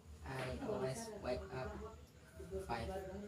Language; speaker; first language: English; non-native, learner; Indonesian